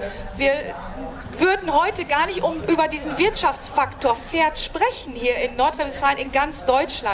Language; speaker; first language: German; native; German